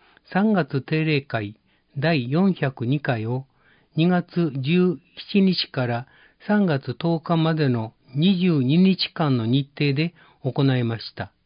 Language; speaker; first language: Japanese; native; Japanese